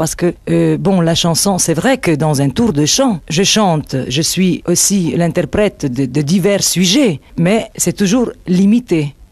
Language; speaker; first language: French; non-native, fluent; Italian